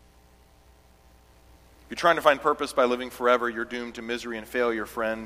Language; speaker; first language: English; native; English